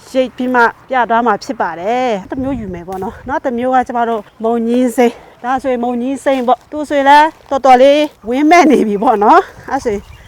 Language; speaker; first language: Burmese; non-native, local second language; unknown